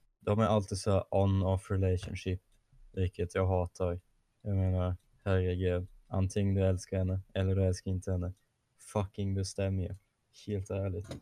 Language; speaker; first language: Swedish; non-native, fluent; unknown